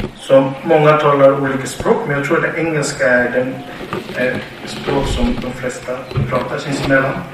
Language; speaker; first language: Swedish; non-native, fluent; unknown